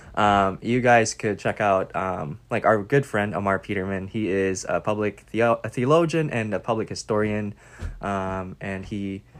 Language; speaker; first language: English; non-native, local second language; Filipino